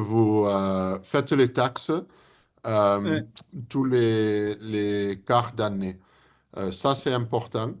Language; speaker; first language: French; early bilingual, heritage; English